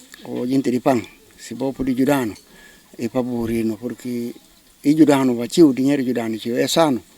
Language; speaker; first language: Portuguese; non-native, learner; Upper Guinea Crioulo